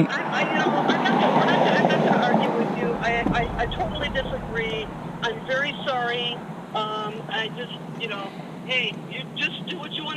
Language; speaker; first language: English; native; English